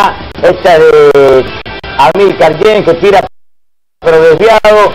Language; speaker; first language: Spanish; native; Spanish